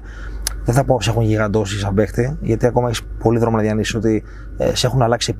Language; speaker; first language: Greek; native; Greek